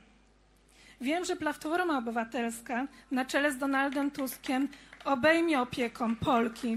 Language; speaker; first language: Polish; native; Polish